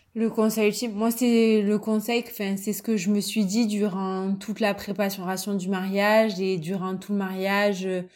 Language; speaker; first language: French; native; French